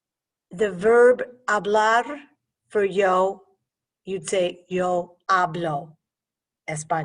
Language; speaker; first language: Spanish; non-native, fluent; English